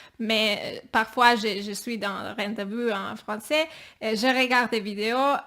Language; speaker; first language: French; non-native, fluent; Catalan